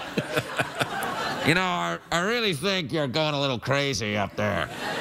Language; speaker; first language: English; native; English